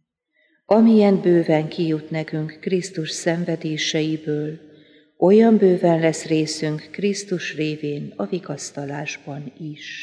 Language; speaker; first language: Hungarian; native; Hungarian